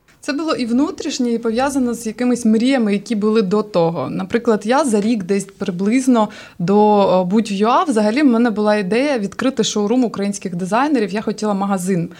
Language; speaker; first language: Ukrainian; native; Ukrainian